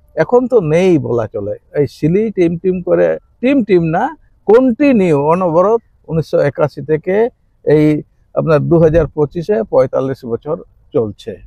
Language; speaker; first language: Bangla; non-native, local second language; Santali